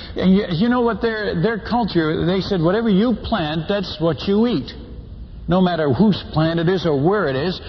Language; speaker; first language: English; non-native, fluent; Dutch